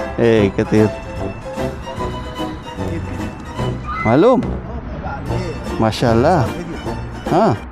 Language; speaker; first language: Arabic; non-native, learner; Filipino